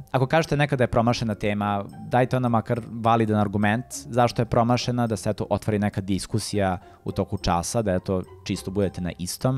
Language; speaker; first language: Serbian; native; Serbian